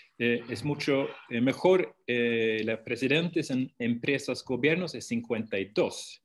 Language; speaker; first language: Spanish; non-native, fluent; Swedish